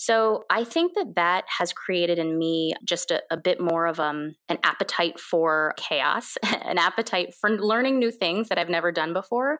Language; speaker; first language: English; early bilingual, other home language; Korean